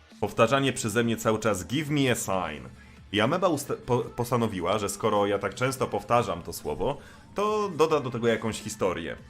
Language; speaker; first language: Polish; native; Polish